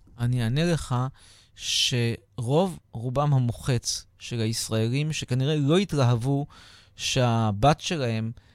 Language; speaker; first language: Hebrew; native; Hebrew